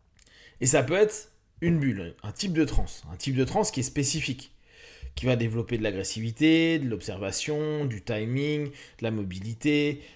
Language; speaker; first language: French; native; French